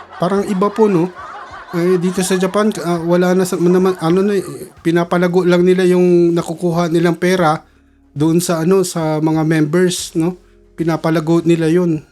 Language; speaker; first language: Filipino; early bilingual, heritage; Filipino